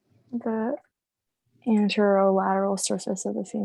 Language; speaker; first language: English; native; English